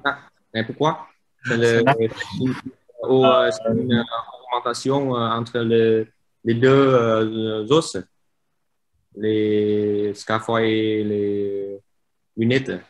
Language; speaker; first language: French; non-native, fluent; Vietnamese